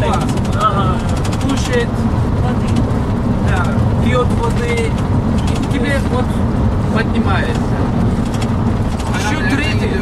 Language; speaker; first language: Russian; non-native, learner; Turkish